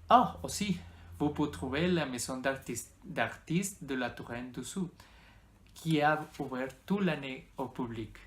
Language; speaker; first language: French; non-native, learner; Spanish